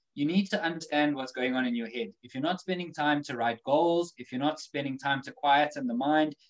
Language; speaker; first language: English; native; English